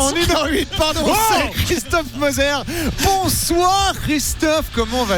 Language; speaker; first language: French; native; French